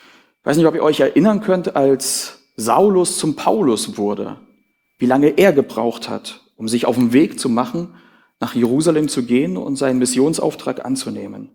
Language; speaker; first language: German; native; German